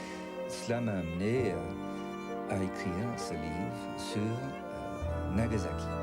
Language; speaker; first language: French; non-native, fluent; English